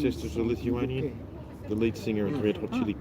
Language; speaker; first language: English; native; English